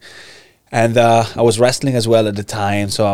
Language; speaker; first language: English; non-native, fluent; Italian